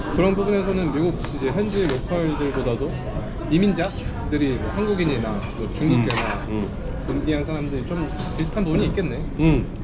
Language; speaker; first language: Korean; native; Korean